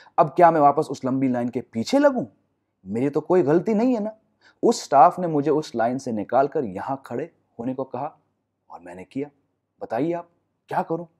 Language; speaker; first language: Hindi; non-native, local second language; English